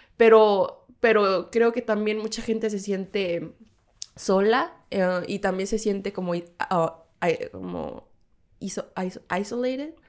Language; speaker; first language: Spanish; non-native, fluent; Korean